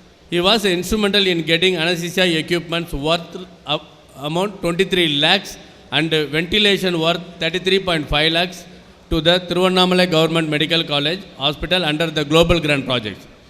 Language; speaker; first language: English; non-native, local second language; Tamil